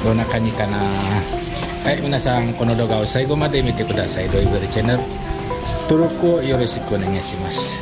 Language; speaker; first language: Japanese; non-native, learner; Indonesian